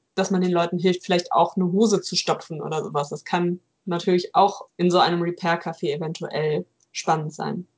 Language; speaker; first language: German; native; German